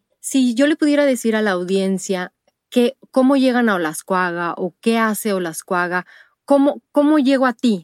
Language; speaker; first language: Spanish; native; Spanish